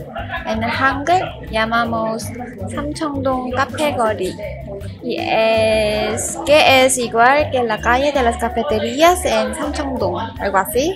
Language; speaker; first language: Spanish; non-native, learner; Korean